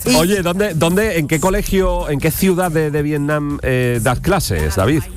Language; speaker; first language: Spanish; native; Spanish